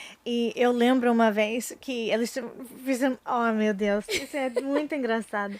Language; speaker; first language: Portuguese; non-native, fluent; English